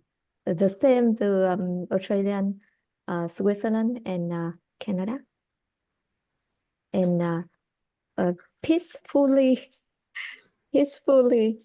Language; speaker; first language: English; non-native, learner; Vietnamese